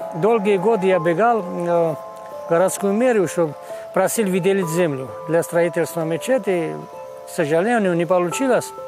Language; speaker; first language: Russian; non-native, local second language; Georgian